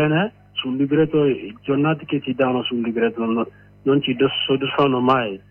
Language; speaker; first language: Italian; non-native, learner; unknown